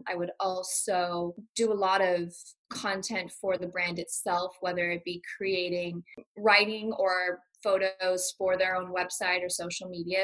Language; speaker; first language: English; native; English